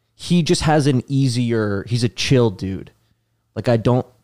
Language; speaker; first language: English; native; English